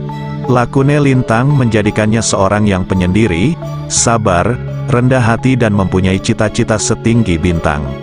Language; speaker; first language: Indonesian; non-native, local second language; Javanese